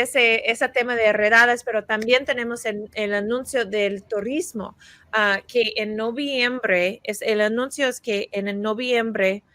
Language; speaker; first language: Spanish; non-native, fluent; English